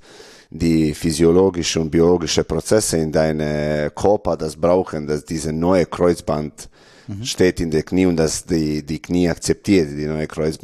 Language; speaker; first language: German; non-native, learner; Serbian